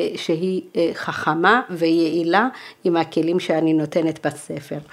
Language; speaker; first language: Hebrew; early bilingual, other home language; Amharic